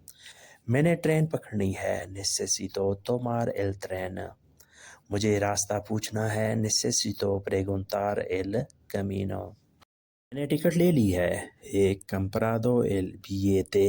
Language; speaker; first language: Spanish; non-native, learner; Urdu